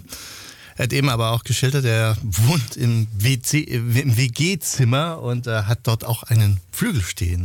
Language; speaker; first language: German; native; German